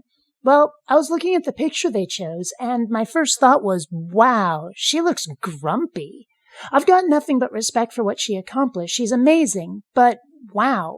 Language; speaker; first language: English; native; English